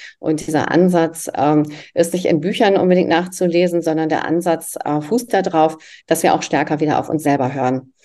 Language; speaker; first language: German; early bilingual, other home language; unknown